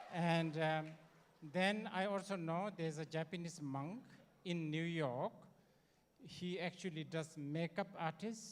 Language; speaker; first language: English; non-native, learner; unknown